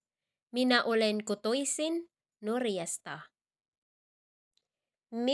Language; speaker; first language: Finnish; non-native, learner; Cebuano